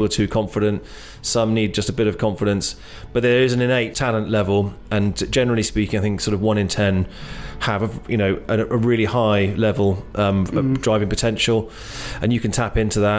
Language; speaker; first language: English; native; English